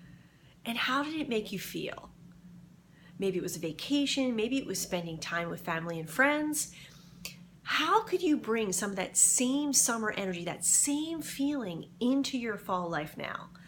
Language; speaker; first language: English; native; English